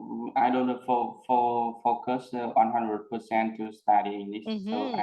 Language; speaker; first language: English; non-native, learner; Vietnamese